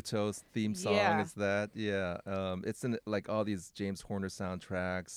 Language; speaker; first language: English; native; English